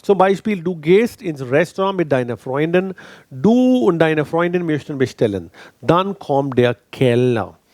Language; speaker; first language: German; non-native, fluent; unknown